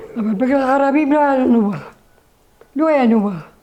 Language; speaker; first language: Hebrew; non-native, learner; Arabic